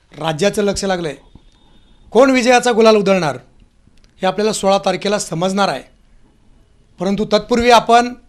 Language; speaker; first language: Marathi; native; Marathi